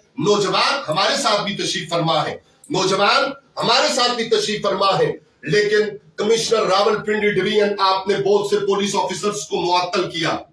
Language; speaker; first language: Urdu; non-native, local second language; Pahari-Potwari